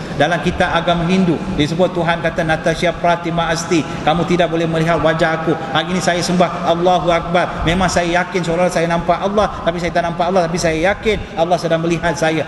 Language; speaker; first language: Malay; non-native, local second language; Tamil